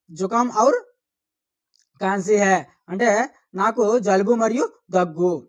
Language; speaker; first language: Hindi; non-native, local second language; Telugu